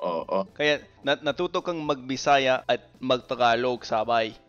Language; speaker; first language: Filipino; non-native, fluent; English